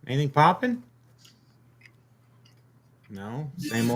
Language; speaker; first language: English; native; English